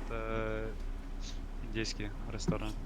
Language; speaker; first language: Russian; non-native, learner; English